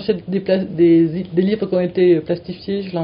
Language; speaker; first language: French; native; French